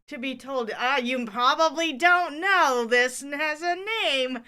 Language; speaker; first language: English; native; English